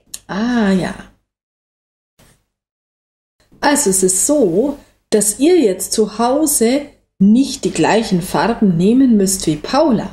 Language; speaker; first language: German; native; German